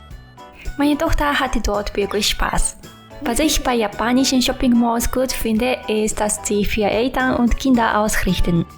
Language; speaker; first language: German; non-native, fluent; Japanese